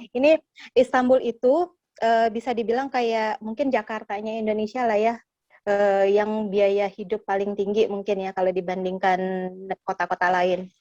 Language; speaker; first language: Indonesian; native; Indonesian